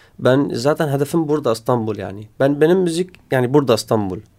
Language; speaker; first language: Turkish; non-native, learner; Kurdish